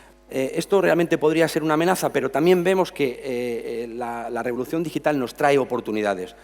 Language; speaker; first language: Spanish; native; Spanish